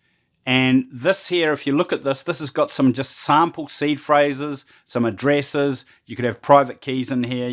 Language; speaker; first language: English; native; English